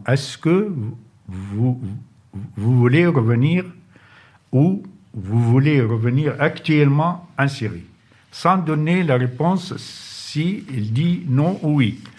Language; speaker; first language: French; non-native, fluent; Arabic